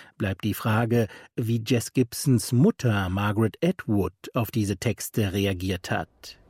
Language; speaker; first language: German; native; German